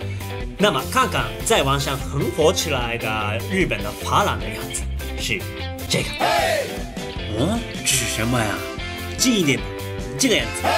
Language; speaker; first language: Chinese; non-native, fluent; Japanese